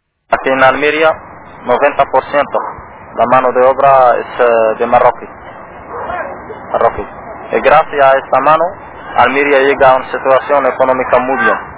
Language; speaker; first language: Spanish; non-native, learner; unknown